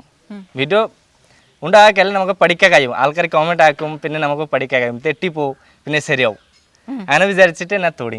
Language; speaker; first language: Malayalam; non-native, local second language; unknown